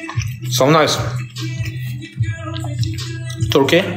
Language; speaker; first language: English; non-native, learner; Russian